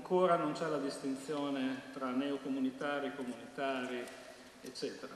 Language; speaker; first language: Italian; native; Italian